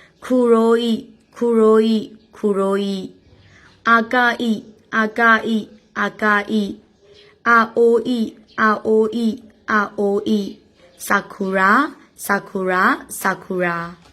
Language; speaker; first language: Japanese; non-native, fluent; Burmese